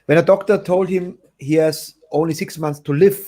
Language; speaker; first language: English; non-native, fluent; German